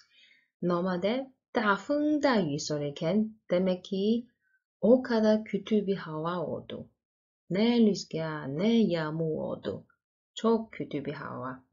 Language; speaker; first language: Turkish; non-native, learner; Chinese